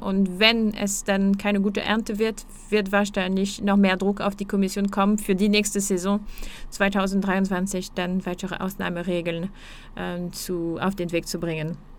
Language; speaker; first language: German; non-native, fluent; French